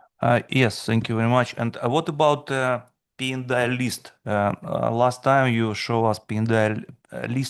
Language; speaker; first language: English; non-native, fluent; Russian